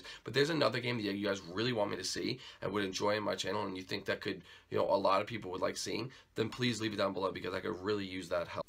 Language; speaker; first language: English; native; English